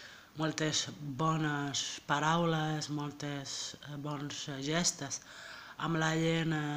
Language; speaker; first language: Catalan; non-native, learner; French